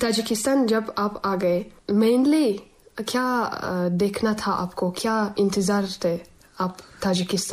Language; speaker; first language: Hindi; non-native, fluent; Tajik